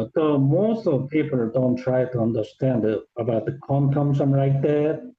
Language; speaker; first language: English; non-native, learner; Korean